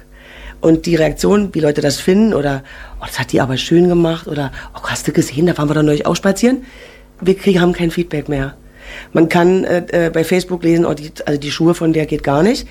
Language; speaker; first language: German; native; German